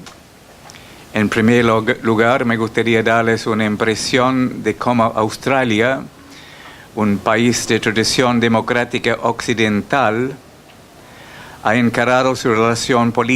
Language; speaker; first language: Spanish; non-native, fluent; English